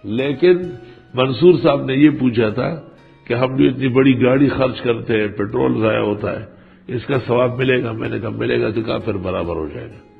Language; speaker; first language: Urdu; non-native, local second language; Pashto